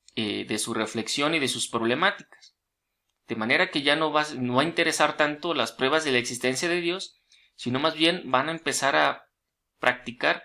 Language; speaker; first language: Spanish; native; Spanish